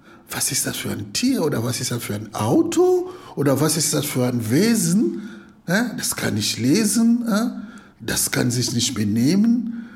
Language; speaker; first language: German; non-native, fluent; Lingala